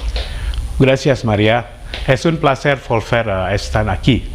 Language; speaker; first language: Spanish; non-native, fluent; Indonesian